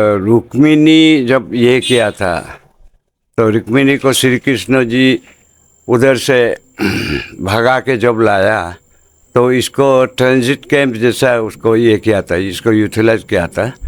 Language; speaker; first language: Hindi; non-native, local second language; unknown